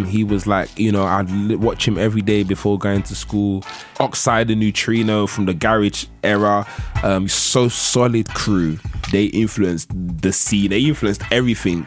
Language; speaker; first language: English; native; English